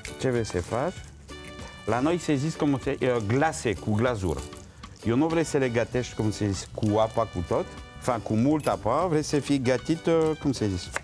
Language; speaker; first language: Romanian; non-native, learner; French